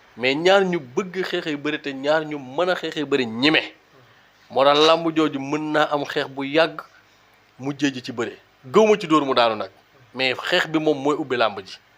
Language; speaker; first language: Wolof; native; Wolof